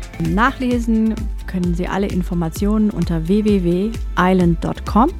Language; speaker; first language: German; native; German